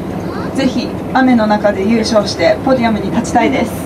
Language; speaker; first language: Japanese; non-native, fluent; French